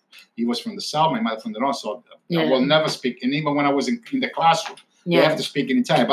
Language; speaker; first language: English; non-native, fluent; Italian